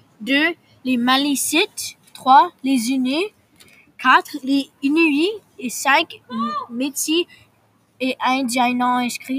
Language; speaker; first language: French; non-native, local second language; English